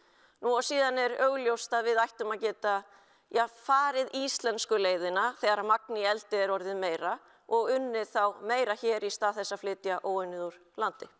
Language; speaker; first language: Icelandic; native; Icelandic